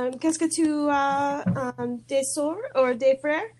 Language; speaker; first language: French; non-native, learner; English